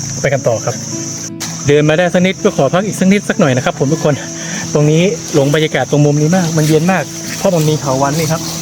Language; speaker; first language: Thai; native; Thai